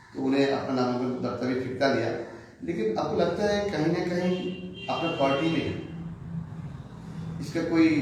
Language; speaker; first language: Hindi; non-native, local second language; Bangla